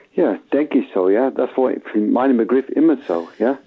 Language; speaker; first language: German; non-native, fluent; English